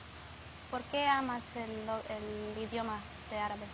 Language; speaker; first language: Spanish; non-native, learner; Arabic